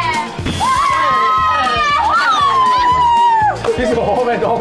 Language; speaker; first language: Chinese; native; Chinese